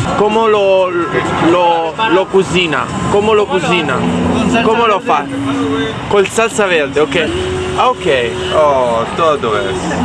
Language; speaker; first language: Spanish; non-native, learner; Italian